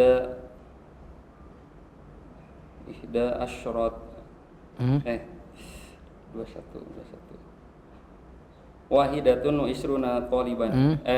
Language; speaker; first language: Arabic; non-native, learner; Indonesian